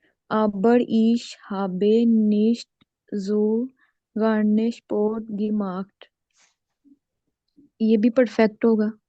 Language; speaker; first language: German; non-native, learner; Urdu